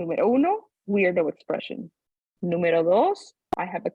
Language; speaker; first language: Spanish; non-native, fluent; English